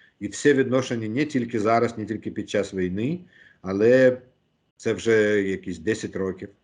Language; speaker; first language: Ukrainian; non-native, local second language; Russian